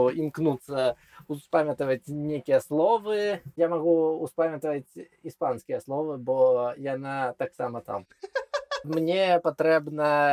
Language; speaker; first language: Belarusian; non-native, local second language; Russian